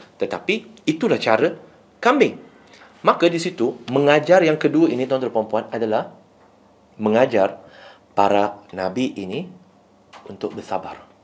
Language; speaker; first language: Malay; non-native, local second language; Chinese